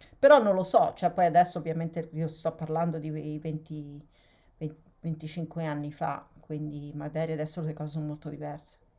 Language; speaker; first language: Italian; native; Italian